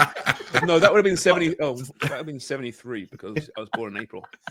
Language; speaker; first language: English; native; English